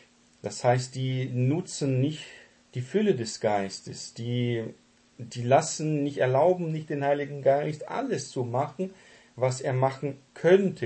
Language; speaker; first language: German; non-native, fluent; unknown